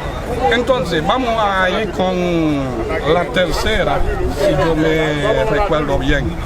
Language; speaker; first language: Spanish; non-native, fluent; Haitian Creole